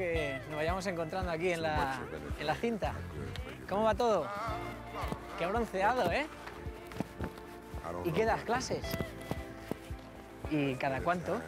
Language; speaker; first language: Spanish; native; Spanish